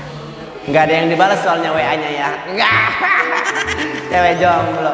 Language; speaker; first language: Indonesian; native; Indonesian